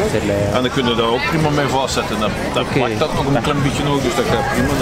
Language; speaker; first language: Dutch; native; Dutch